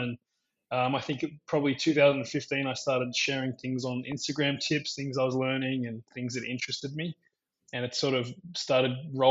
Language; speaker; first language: English; native; English